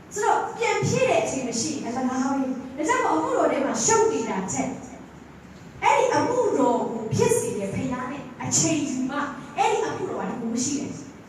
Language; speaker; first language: Burmese; non-native, local second language; Hakha Chin